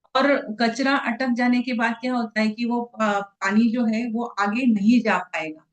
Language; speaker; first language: Hindi; non-native, local second language; Marathi